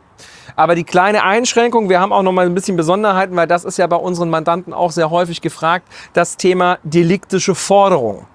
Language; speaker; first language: German; native; German